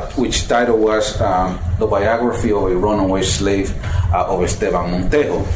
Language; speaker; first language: English; non-native, fluent; Spanish